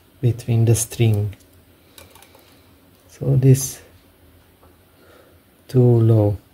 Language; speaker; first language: English; non-native, learner; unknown